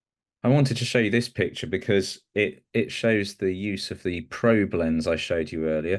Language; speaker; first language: English; native; English